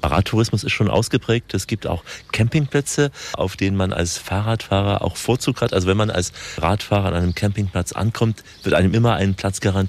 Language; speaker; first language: German; native; German